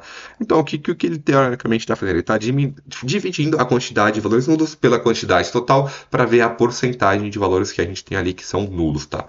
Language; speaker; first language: Portuguese; native; Portuguese